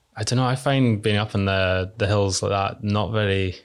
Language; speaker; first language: English; native; English